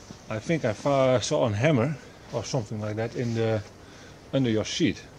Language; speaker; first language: English; non-native, learner; Dutch